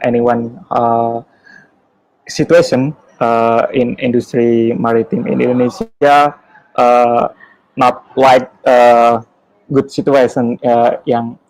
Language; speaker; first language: English; non-native, learner; Indonesian